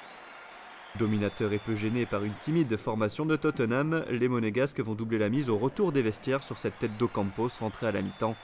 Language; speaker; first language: French; native; French